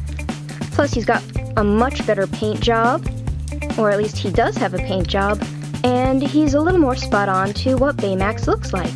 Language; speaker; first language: English; native; English